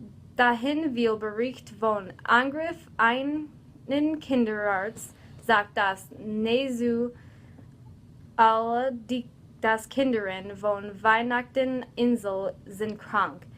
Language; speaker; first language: German; non-native, learner; English